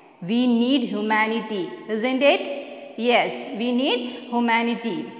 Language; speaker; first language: English; non-native, local second language; Malayalam